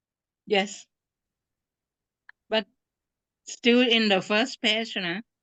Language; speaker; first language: English; non-native, learner; Thai